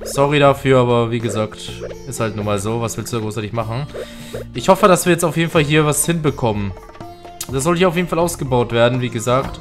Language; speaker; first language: German; native; German